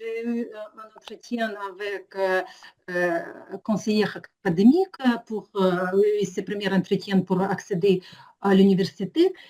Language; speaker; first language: French; non-native, fluent; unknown